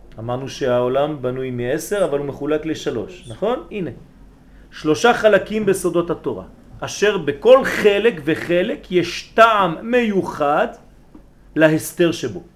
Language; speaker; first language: Hebrew; early bilingual, heritage; Hebrew